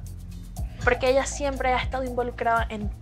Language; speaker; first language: Spanish; native; Spanish